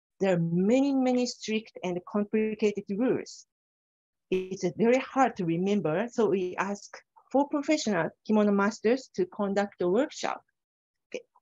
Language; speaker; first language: English; non-native, fluent; Japanese